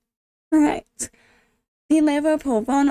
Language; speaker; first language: Norwegian; non-native, learner; English